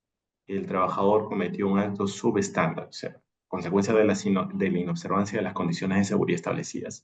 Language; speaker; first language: Spanish; native; Spanish